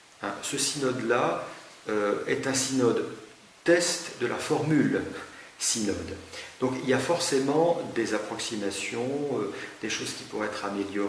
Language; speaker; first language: French; native; French